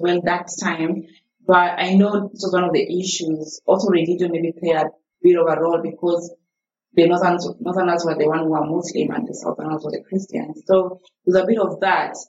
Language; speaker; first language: English; non-native, local second language; Arabic